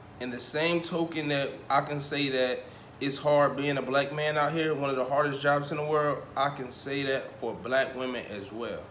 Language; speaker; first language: English; native; English